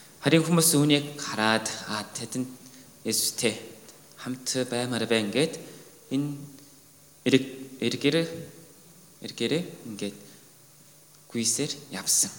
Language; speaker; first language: Mongolian; non-native, fluent; Korean